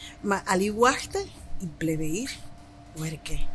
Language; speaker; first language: Dutch; non-native, learner; Spanish